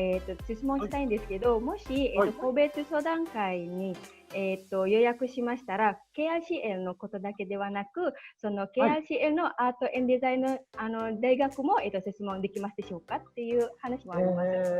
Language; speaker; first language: Japanese; non-native, fluent; Indonesian